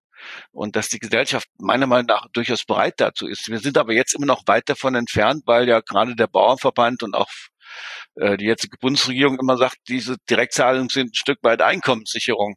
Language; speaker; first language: German; native; German